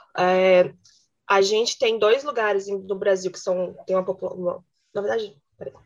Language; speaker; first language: Portuguese; native; Portuguese